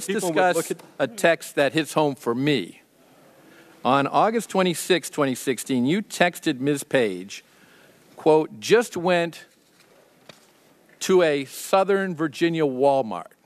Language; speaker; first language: English; native; English